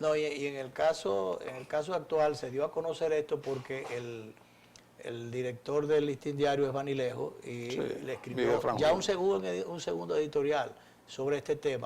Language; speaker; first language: Spanish; native; Spanish